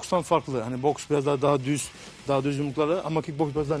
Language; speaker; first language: Turkish; native; Turkish